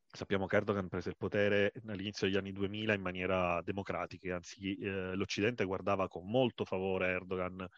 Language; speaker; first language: Italian; native; Italian